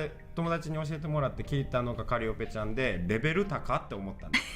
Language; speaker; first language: Japanese; native; Japanese